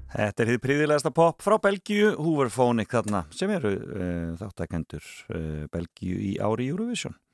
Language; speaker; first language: Icelandic; native; Icelandic